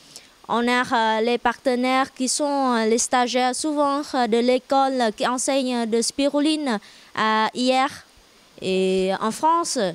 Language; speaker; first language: French; non-native, learner; Vietnamese